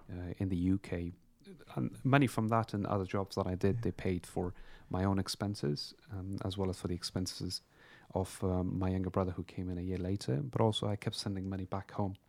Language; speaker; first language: English; non-native, fluent; Persian